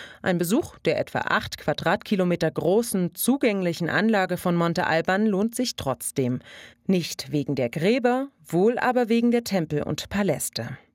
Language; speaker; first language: German; native; German